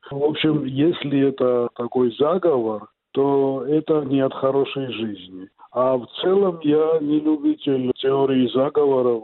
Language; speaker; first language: Russian; non-native, local second language; Georgian